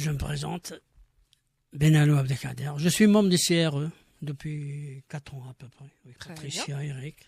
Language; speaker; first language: French; non-native, fluent; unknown